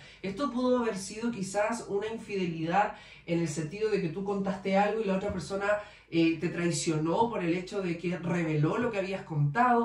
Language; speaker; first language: Spanish; native; Spanish